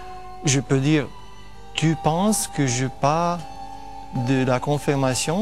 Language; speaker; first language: French; non-native, fluent; Romanian